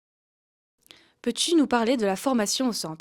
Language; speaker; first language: French; native; French